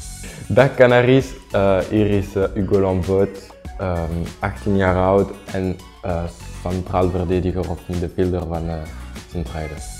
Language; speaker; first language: Dutch; non-native, local second language; French